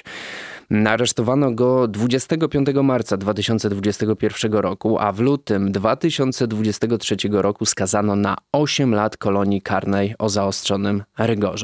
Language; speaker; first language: Polish; native; Polish